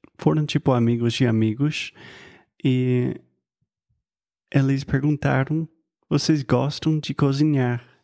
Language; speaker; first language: Portuguese; non-native, fluent; English